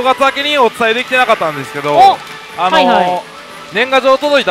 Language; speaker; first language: Japanese; native; Japanese